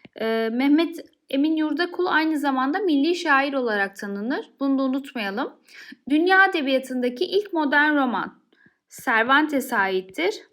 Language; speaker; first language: Turkish; native; Turkish